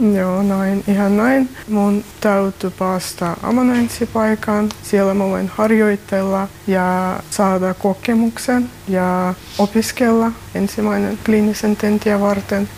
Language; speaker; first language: Finnish; non-native, learner; Ukrainian